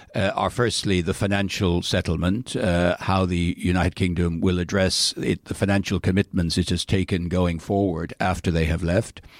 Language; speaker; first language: English; native; English